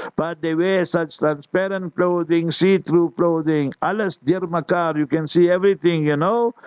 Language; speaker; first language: English; native; English